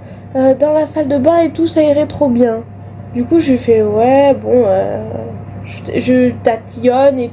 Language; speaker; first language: French; native; French